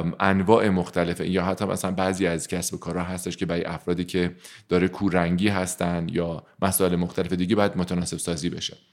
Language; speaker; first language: Persian; native; Persian